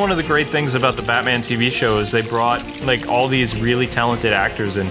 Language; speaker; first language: English; native; English